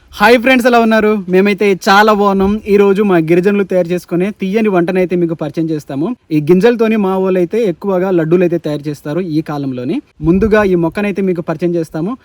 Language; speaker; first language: Telugu; non-native, local second language; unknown